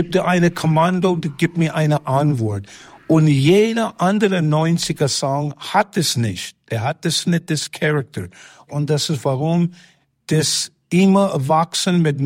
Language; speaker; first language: German; non-native, learner; English